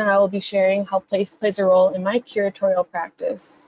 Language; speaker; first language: English; native; English